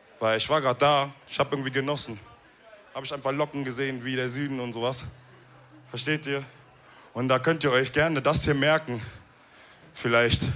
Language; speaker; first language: German; early bilingual, other home language; Wolof